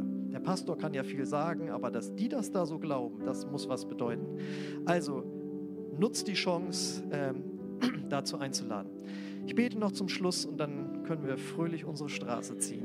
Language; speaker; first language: German; native; German